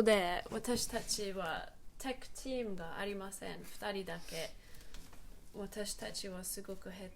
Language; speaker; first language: Japanese; non-native, learner; English